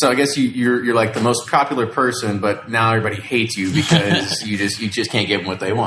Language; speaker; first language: English; native; English